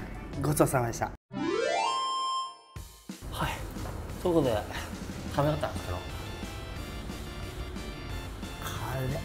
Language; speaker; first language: Japanese; native; Japanese